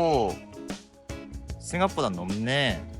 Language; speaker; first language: Korean; non-native, learner; Japanese